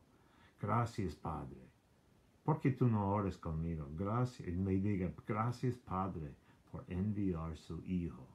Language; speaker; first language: Spanish; non-native, learner; English